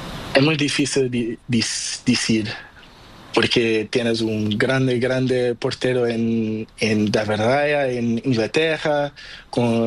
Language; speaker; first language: Spanish; non-native, learner; Portuguese